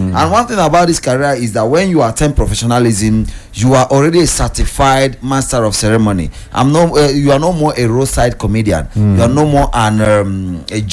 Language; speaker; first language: English; non-native, local second language; Igbo